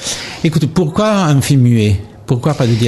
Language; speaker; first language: French; non-native, fluent; Italian